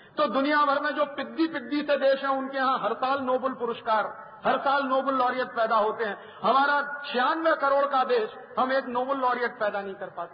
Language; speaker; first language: Hindi; native; Hindi